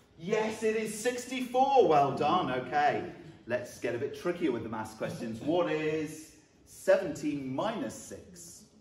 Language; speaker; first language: English; native; English